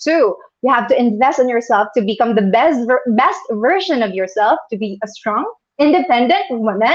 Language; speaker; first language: English; non-native, local second language; Bikol